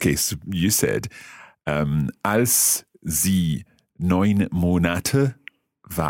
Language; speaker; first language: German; non-native, fluent; English